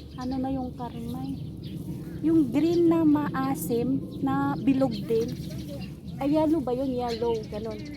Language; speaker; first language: Filipino; non-native, local second language; Iloko